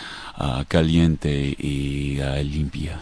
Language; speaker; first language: Spanish; non-native, learner; English